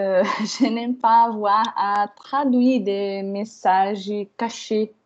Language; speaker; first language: French; non-native, fluent; Portuguese